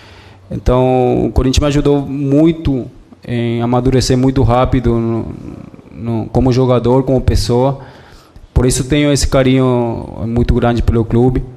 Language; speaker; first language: Portuguese; non-native, fluent; Spanish